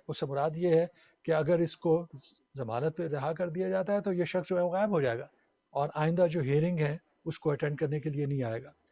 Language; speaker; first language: Urdu; native; Urdu